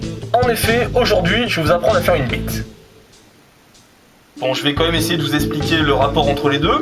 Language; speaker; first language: French; native; French